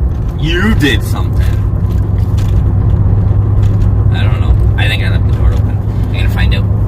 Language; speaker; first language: English; native; English